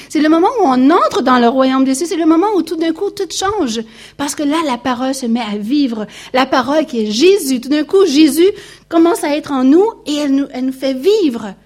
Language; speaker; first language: French; native; French